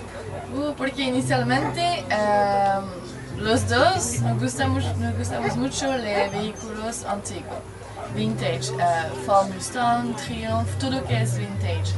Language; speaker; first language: Spanish; non-native, learner; French